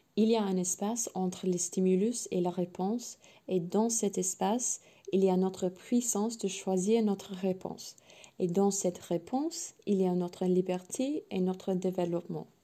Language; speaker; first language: French; non-native, learner; English